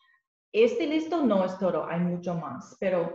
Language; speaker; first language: Spanish; non-native, learner; English